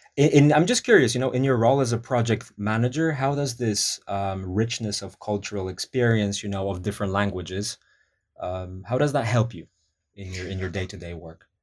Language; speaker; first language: English; non-native, fluent; Polish